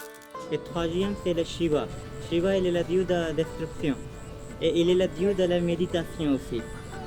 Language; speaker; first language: French; non-native, learner; Hindi